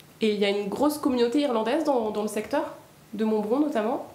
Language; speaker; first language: French; native; French